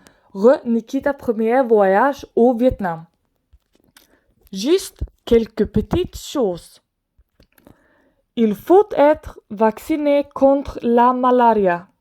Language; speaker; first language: French; non-native, learner; Swedish